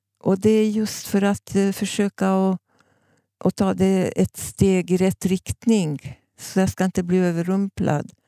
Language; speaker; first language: Swedish; non-native, fluent; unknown